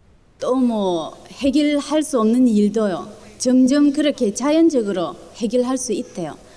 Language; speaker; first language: Korean; early bilingual, other home language; Chinese